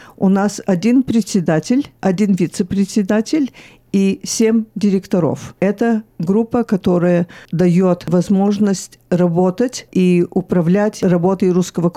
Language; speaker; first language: Russian; early bilingual, heritage; Russian